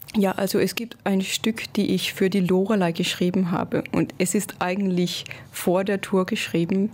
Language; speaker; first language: German; non-native, fluent; Danish